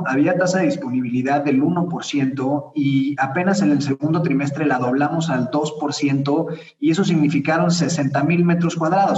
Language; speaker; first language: Spanish; native; Spanish